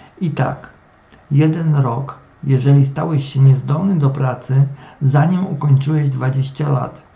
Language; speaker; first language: Polish; native; Polish